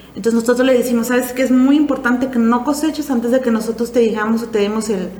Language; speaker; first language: Spanish; native; Spanish